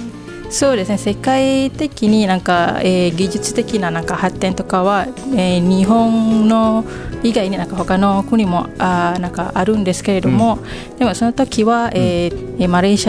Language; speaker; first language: Japanese; non-native, fluent; Malay